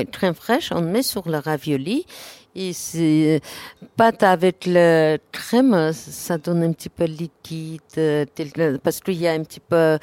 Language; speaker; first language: French; non-native, learner; Armenian